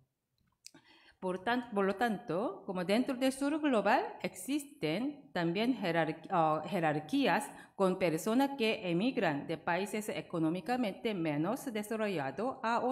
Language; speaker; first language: Spanish; non-native, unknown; Korean